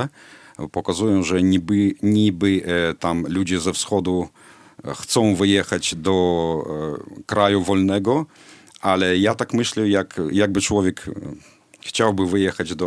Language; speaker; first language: Polish; non-native, fluent; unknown